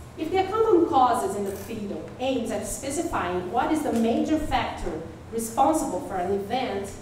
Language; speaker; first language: English; non-native, fluent; Portuguese